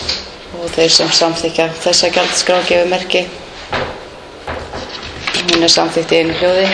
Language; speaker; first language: Icelandic; native; Icelandic